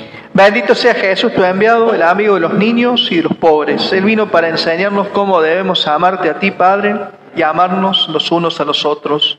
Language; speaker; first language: Spanish; native; Spanish